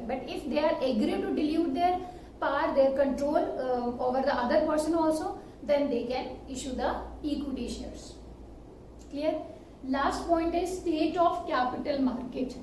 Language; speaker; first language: English; non-native, local second language; Hindi